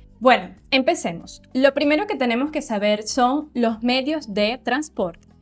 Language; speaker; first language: Spanish; non-native, fluent; Portuguese